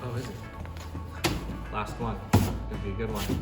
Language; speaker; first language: English; native; English